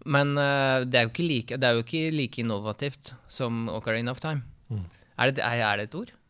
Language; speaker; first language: Norwegian; early bilingual, other home language; Russian